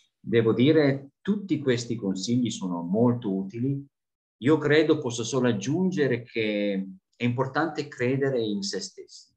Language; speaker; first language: Italian; native; Italian